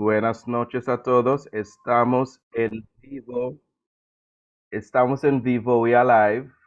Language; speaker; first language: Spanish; non-native, fluent; English